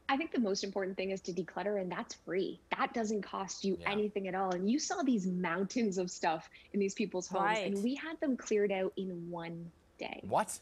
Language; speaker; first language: English; native; English